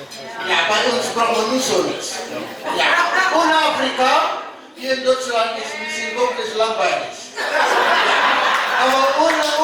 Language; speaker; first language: German; non-native, learner; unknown